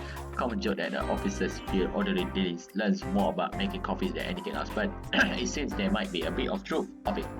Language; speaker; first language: English; non-native, local second language; Malay